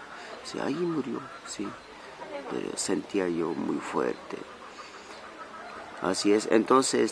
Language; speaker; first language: Spanish; non-native, local second language; Tzotzil